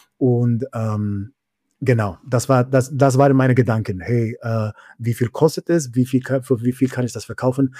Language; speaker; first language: German; non-native, fluent; English